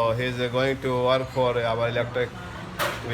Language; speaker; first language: English; non-native, local second language; Hindi